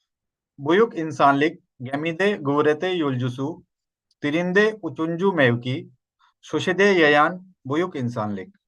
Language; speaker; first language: Turkish; non-native, learner; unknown